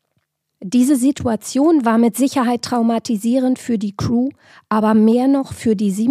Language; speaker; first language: German; native; German